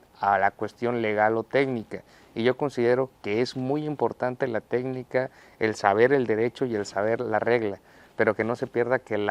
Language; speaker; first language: Spanish; native; Spanish